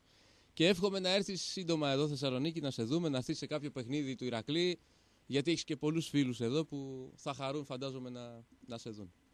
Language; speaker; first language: Greek; native; Greek